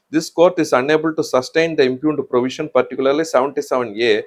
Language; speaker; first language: English; non-native, local second language; Tamil